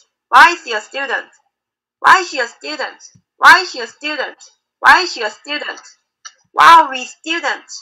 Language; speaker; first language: English; non-native, learner; Korean